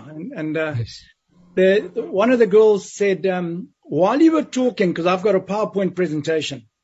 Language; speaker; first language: English; native; English